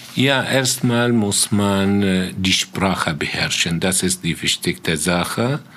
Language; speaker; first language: German; non-native, fluent; Arabic